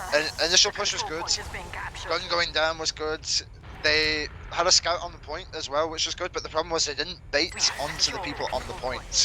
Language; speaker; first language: English; native; English